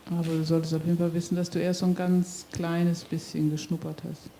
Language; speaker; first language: German; native; German